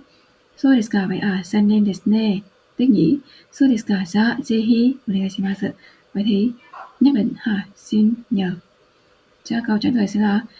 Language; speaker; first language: Japanese; non-native, learner; Vietnamese